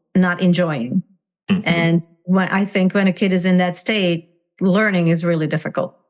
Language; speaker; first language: English; non-native, fluent; Hungarian